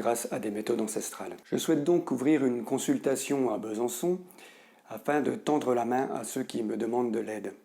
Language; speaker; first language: French; native; French